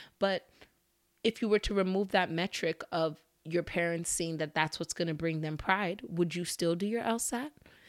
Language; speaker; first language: English; early bilingual, other home language; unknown